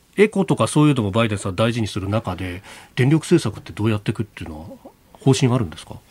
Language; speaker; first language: Japanese; native; Japanese